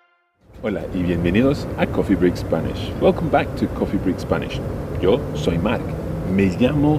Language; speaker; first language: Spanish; non-native, fluent; English